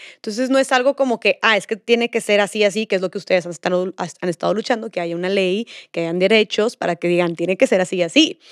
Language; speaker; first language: Spanish; native; Spanish